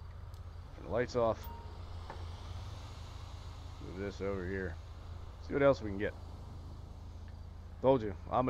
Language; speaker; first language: English; native; English